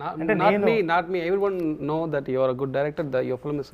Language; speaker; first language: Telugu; non-native, learner; Tamil